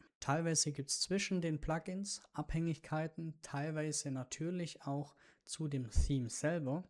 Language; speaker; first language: German; native; German